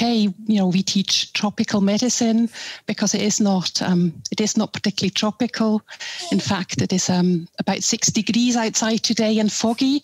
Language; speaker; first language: English; non-native, fluent; German